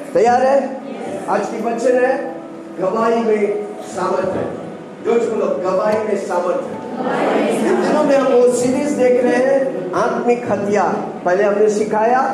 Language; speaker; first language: Hindi; non-native, local second language; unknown